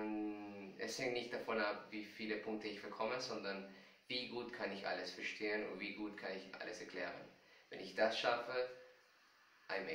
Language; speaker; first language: German; non-native, fluent; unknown